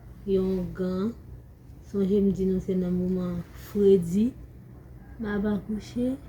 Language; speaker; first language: French; non-native, learner; Haitian Creole